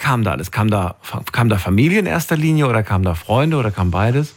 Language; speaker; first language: German; native; German